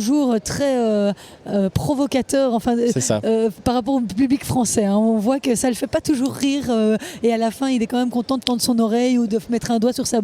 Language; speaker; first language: French; native; French